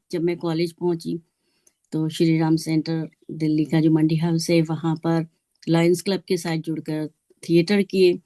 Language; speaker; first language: Hindi; native; Hindi